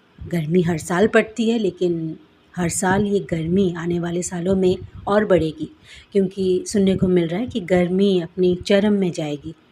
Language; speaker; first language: Hindi; non-native, local second language; Bangla